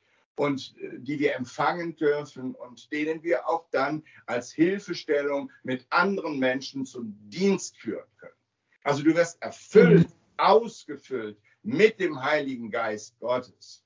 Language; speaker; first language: German; native; German